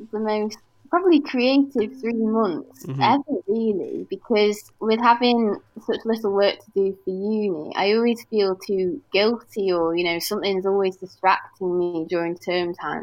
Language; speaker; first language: English; native; English